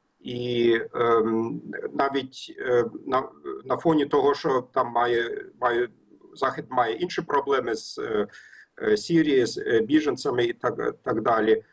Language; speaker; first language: Ukrainian; non-native, learner; German